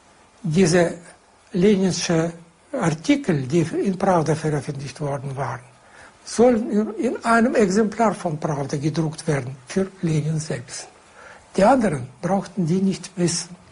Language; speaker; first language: German; non-native, fluent; Russian